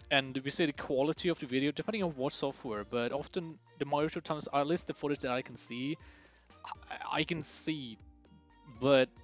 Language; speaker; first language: English; non-native, fluent; Swedish